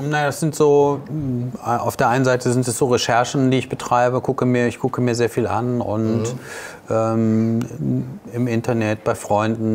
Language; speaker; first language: German; native; German